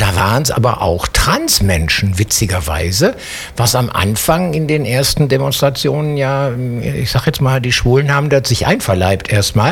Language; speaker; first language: German; native; German